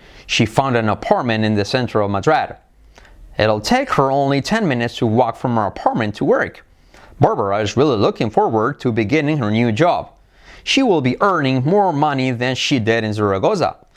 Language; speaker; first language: English; non-native, fluent; Spanish